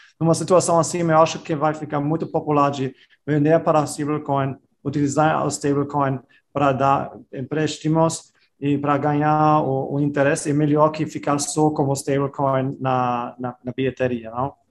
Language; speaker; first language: Portuguese; non-native, fluent; German